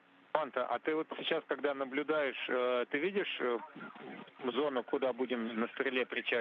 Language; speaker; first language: Russian; native; Russian